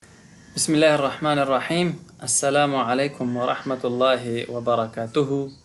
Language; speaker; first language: Arabic; non-native, fluent; Pashto